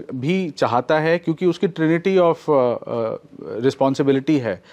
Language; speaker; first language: Hindi; native; Hindi